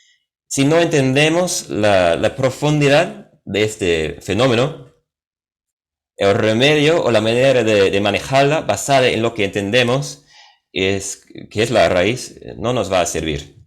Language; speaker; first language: Spanish; non-native, fluent; English